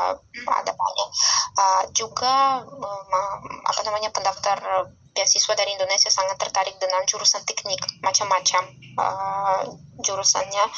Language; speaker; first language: Indonesian; non-native, fluent; Russian